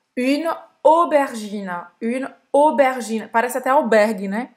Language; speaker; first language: Portuguese; native; Portuguese